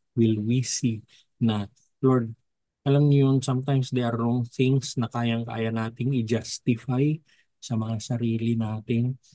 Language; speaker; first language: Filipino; non-native, local second language; Iloko